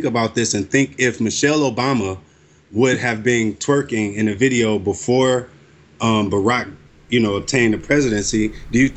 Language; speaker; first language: English; native; English